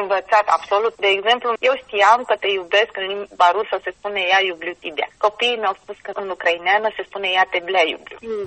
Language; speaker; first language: Romanian; native; Romanian